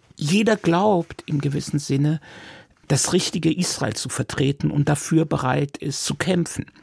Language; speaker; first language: German; non-native, local second language; Yiddish